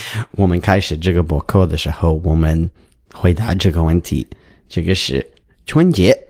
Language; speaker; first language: Chinese; non-native, learner; English